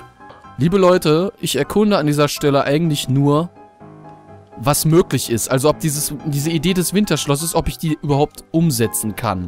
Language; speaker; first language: German; native; German